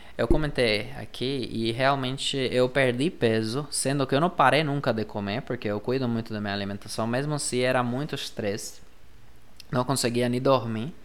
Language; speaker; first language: Portuguese; non-native, fluent; Spanish